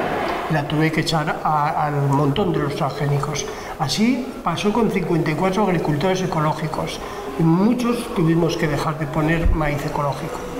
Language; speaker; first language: Spanish; native; Spanish